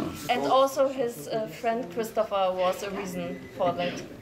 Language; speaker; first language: English; non-native, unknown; German